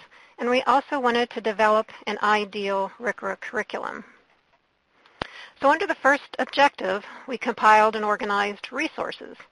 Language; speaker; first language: English; native; English